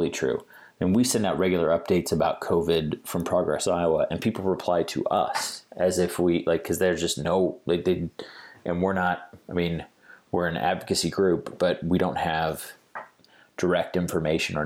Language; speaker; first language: English; native; English